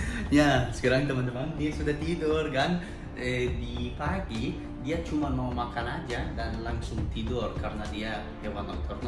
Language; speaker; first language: Indonesian; non-native, learner; English